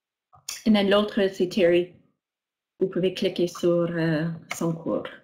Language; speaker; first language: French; non-native, local second language; English